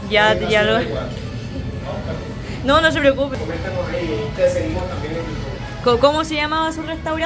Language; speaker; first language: Spanish; native; Spanish